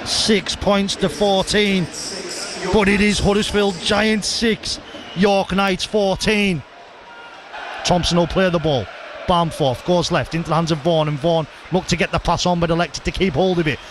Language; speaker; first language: English; native; English